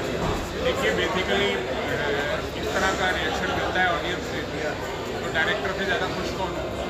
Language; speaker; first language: Hindi; native; Hindi